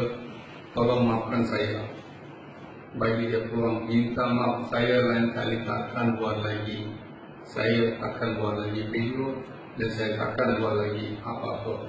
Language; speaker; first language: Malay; non-native, learner; Bangla